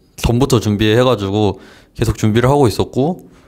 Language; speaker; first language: Korean; native; Korean